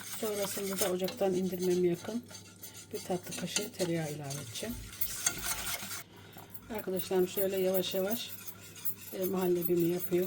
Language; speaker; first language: Turkish; native; Turkish